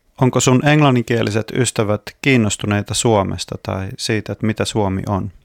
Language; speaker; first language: Finnish; native; Finnish